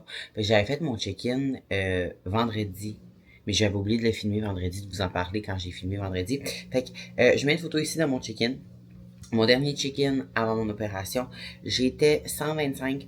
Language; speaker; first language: French; native; French